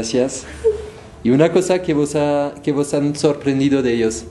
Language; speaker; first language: Spanish; non-native, fluent; French